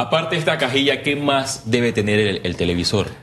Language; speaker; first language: Spanish; native; Spanish